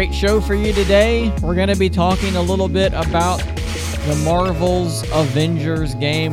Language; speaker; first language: English; native; English